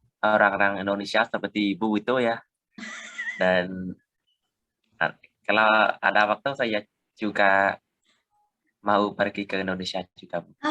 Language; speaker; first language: Indonesian; non-native, learner; Khmer